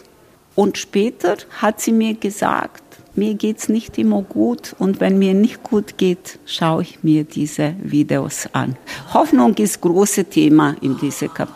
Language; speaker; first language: German; non-native, fluent; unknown